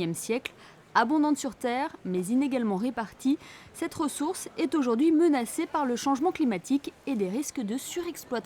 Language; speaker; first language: French; native; French